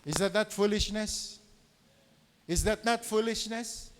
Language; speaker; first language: English; non-native, local second language; Filipino